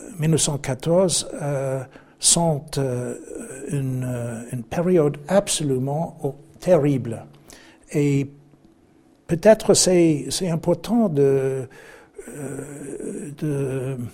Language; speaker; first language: French; non-native, fluent; English